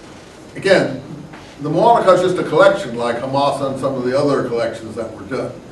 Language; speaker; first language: English; native; English